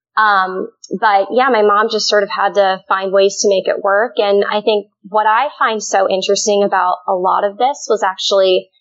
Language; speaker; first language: English; native; English